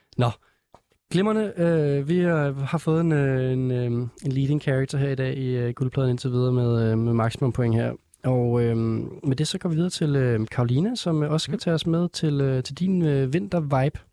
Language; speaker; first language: Danish; native; Danish